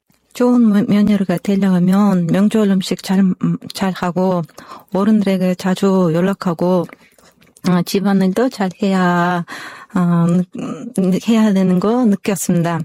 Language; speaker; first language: Korean; non-native, fluent; Kyrgyz